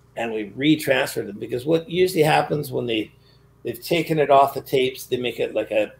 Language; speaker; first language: English; native; English